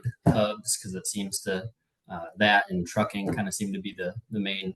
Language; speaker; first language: English; native; English